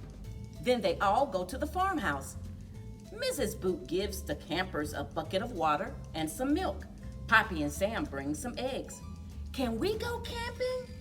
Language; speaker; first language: English; native; English